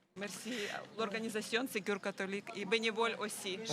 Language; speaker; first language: French; non-native, learner; Ukrainian